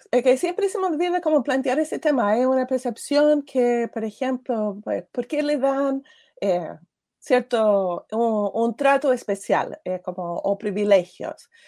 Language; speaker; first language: Spanish; non-native, fluent; English